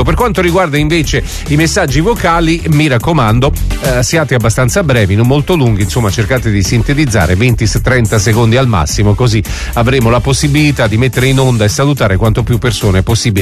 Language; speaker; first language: Italian; native; Italian